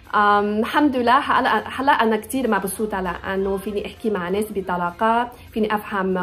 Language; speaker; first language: Arabic; non-native, fluent; Chinese